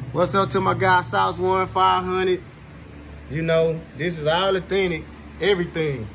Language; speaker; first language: English; native; English